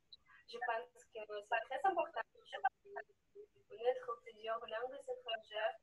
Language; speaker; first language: French; non-native, learner; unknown